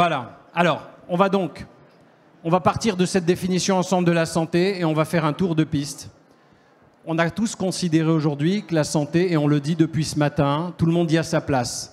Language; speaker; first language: French; native; French